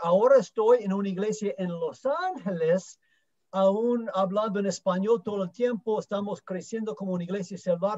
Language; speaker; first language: Spanish; non-native, fluent; English